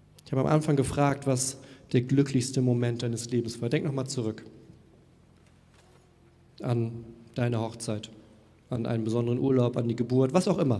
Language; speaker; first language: German; native; German